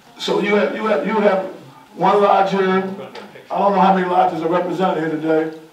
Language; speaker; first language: English; native; English